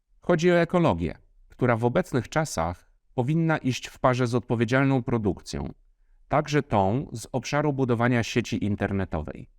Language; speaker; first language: Polish; native; Polish